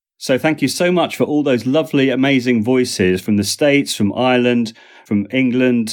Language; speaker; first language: English; native; English